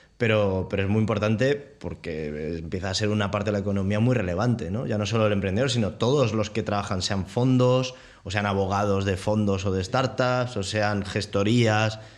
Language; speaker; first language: Spanish; native; Spanish